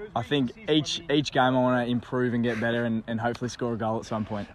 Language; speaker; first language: English; native; English